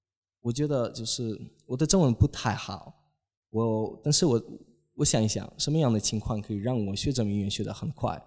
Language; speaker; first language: Chinese; non-native, fluent; Polish